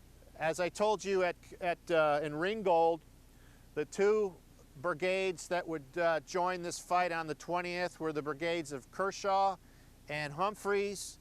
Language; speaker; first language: English; native; English